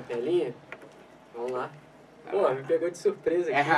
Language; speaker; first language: Portuguese; native; Portuguese